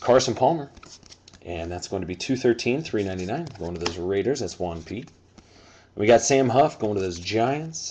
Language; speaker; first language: English; native; English